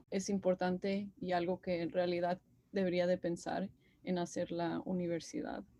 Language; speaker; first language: Spanish; early bilingual, heritage; Spanish